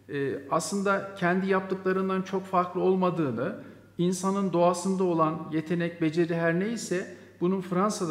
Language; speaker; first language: Turkish; native; Turkish